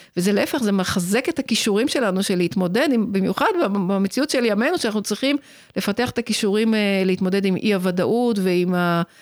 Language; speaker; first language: Hebrew; native; Hebrew